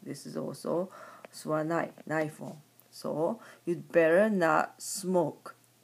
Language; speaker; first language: English; non-native, fluent; Japanese